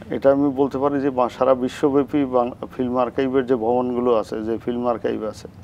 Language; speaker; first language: Bangla; native; Bangla